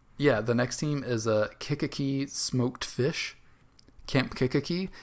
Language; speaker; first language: English; native; English